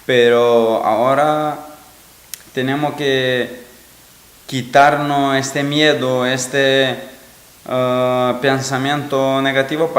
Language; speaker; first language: Spanish; non-native, fluent; Macedonian